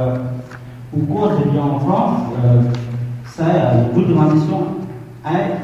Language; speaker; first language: French; non-native, fluent; Khmer